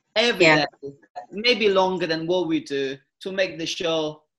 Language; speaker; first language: English; non-native, fluent; Italian